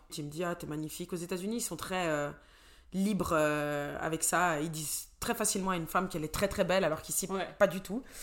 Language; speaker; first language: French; early bilingual, other home language; Portuguese